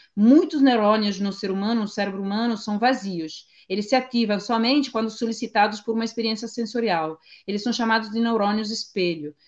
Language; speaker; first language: Portuguese; non-native, fluent; Italian